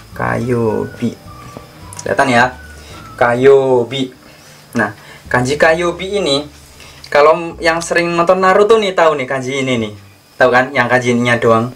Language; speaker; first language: Indonesian; native; Indonesian